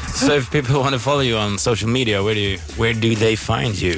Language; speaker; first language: English; non-native, fluent; Swedish